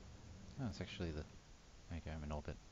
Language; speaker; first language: English; native; English